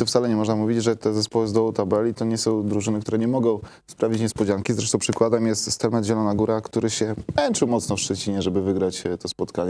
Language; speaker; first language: Polish; native; Polish